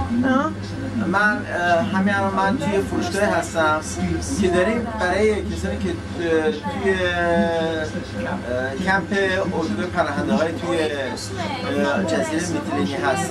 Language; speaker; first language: Persian; native; Persian